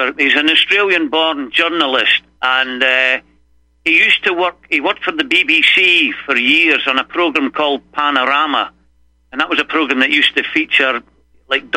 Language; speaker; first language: English; native; English